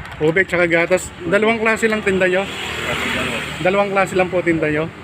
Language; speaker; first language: Filipino; native; Filipino